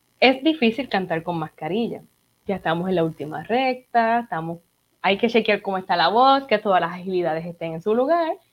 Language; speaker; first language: Spanish; native; Spanish